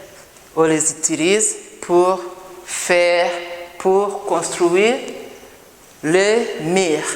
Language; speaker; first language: French; non-native, local second language; Kinyarwanda